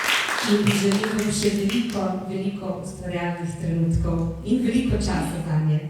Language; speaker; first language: Slovenian; native; Slovenian